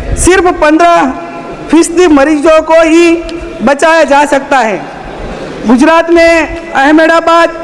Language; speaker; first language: Hindi; non-native, local second language; Gujarati